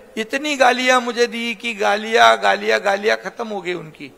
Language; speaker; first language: Hindi; non-native, local second language; Marathi